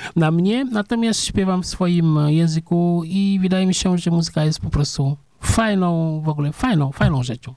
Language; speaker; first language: Polish; non-native, fluent; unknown